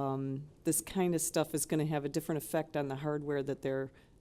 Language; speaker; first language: English; native; English